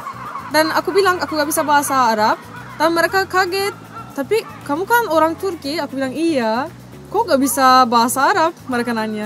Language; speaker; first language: Indonesian; non-native, fluent; Turkish